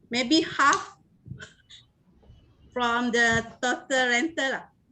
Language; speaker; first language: English; non-native, learner; Malay